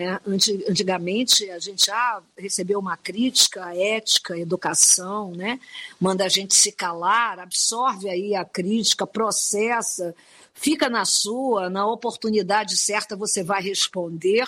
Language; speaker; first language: Portuguese; native; Portuguese